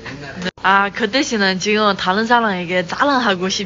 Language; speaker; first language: Korean; non-native, learner; Chinese